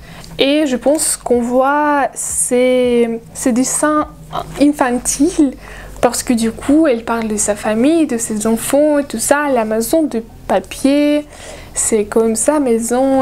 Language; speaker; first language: French; non-native, fluent; Russian